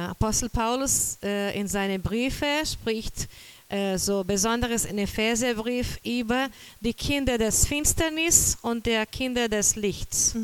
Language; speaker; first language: German; non-native, fluent; Portuguese